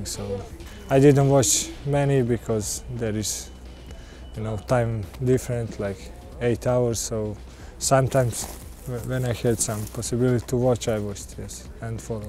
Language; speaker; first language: English; non-native, learner; Croatian